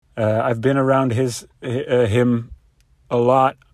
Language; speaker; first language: English; non-native, fluent; Dutch